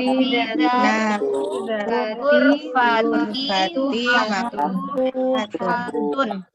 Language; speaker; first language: Arabic; non-native, learner; Indonesian